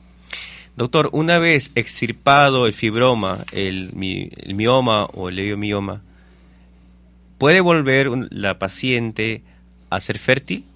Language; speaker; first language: Spanish; native; Spanish